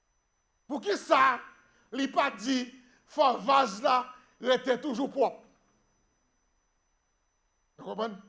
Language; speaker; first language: French; non-native, local second language; Haitian Creole